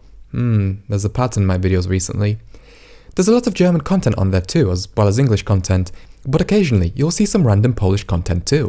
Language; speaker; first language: English; native; English